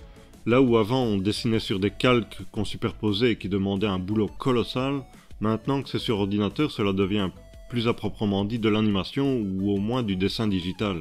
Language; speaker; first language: French; native; French